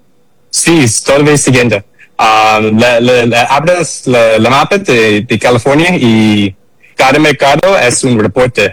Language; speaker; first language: Spanish; early bilingual, heritage; English